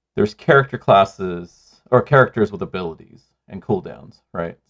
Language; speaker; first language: English; non-native, local second language; Sinhala